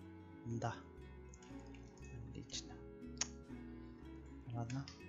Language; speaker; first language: Russian; non-native, learner; Spanish